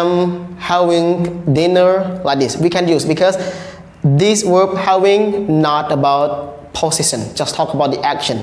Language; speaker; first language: English; non-native, learner; Khmer